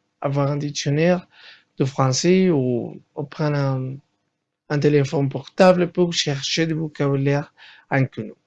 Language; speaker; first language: French; non-native, learner; Spanish